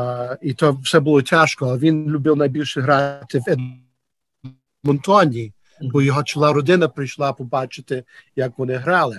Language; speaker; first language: Ukrainian; early bilingual, heritage; Ukrainian